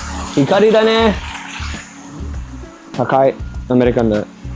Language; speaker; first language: Japanese; non-native, learner; English